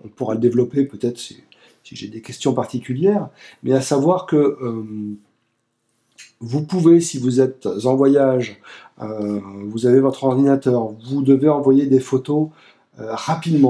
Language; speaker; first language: French; native; French